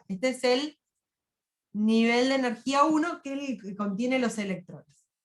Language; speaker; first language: Spanish; native; Spanish